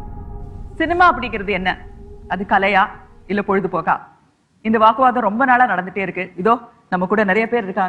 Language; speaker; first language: Tamil; native; Tamil